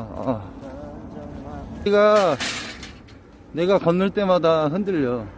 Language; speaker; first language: Korean; native; Korean